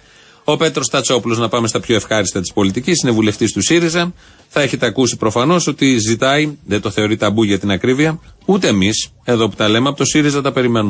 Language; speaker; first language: Greek; native; Greek